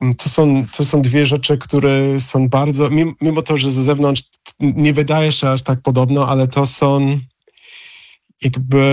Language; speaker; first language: Polish; non-native, fluent; English